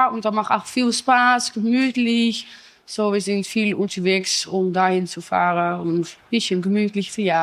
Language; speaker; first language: German; non-native, learner; Dutch